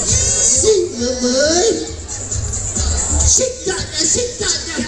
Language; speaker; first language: Portuguese; non-native, learner; Spanish